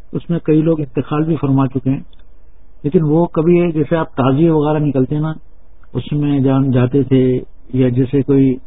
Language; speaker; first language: Urdu; native; Urdu